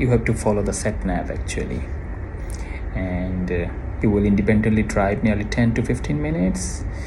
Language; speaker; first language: English; non-native, local second language; Sylheti